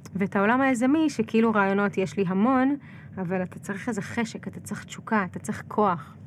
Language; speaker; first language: Hebrew; early bilingual, other home language; Russian